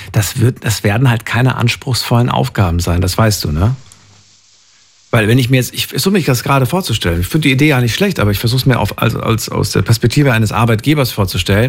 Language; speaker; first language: German; native; German